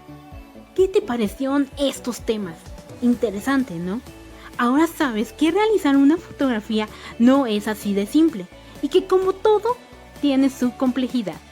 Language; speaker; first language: Spanish; native; Spanish